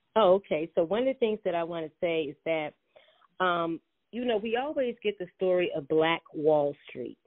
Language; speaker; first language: English; native; English